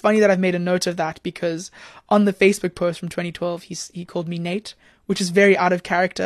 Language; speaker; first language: English; native; English